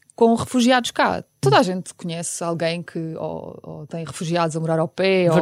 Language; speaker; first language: Portuguese; early bilingual, other home language; Ukrainian